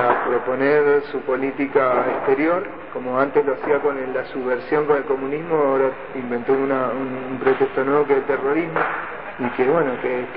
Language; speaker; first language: Spanish; native; Spanish